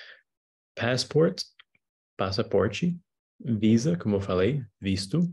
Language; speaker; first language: Portuguese; non-native, fluent; English